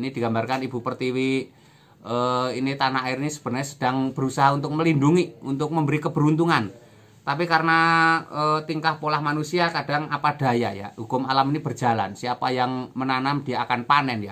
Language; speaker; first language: Indonesian; native; Indonesian